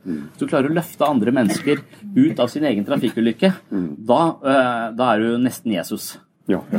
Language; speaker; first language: Norwegian; native; Norwegian